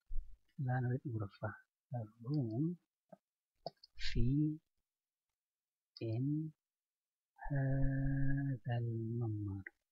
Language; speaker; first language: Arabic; non-native, learner; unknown